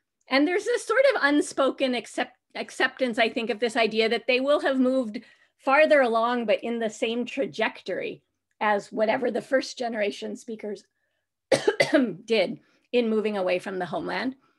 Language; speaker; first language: English; native; English